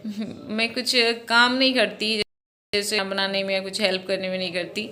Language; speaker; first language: Hindi; non-native, local second language; Maithili